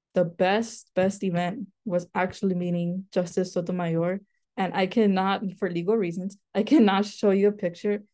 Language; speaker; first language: English; native; English